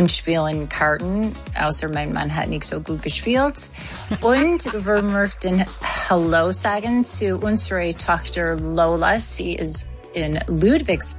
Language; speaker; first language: German; non-native, learner; English